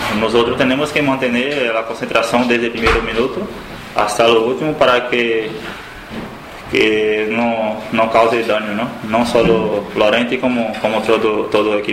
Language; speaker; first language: Spanish; non-native, learner; Portuguese